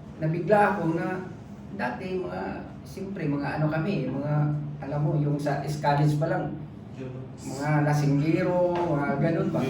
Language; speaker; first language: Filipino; non-native, local second language; Cebuano